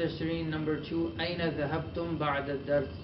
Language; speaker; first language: Arabic; non-native, fluent; English